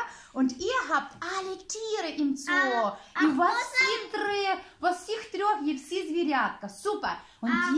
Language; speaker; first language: German; non-native, fluent; Ukrainian